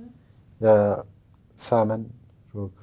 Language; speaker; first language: Dutch; non-native, learner; Turkish